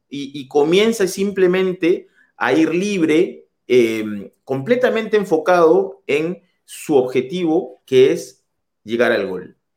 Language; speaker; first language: Spanish; native; Spanish